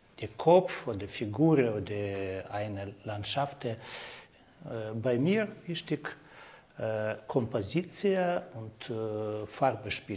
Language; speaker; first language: German; non-native, learner; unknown